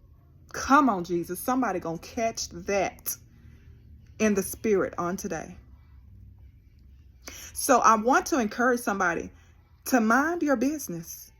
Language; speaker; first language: English; native; English